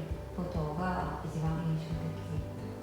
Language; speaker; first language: Japanese; non-native, learner; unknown